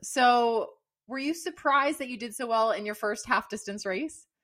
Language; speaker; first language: English; native; English